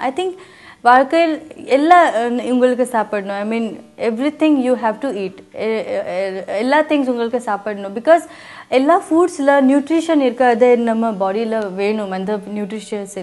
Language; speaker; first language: Tamil; non-native, learner; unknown